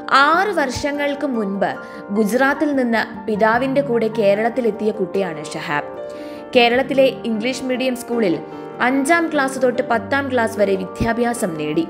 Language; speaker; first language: Malayalam; native; Malayalam